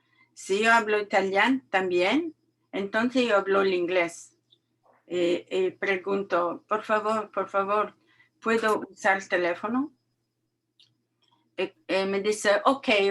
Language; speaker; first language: Spanish; non-native, learner; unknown